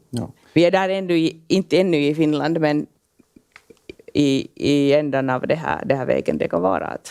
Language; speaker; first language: Swedish; non-native, local second language; Finnish